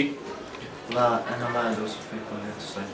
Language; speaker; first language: Arabic; non-native, learner; Bosnian